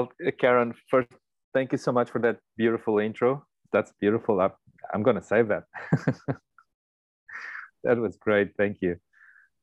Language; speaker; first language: English; non-native, fluent; Portuguese